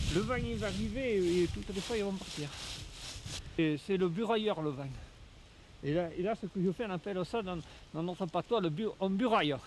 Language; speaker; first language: French; native; French